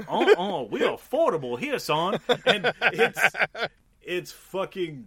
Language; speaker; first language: English; native; English